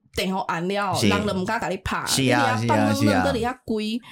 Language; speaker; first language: Chinese; non-native, local second language; Min Nan Chinese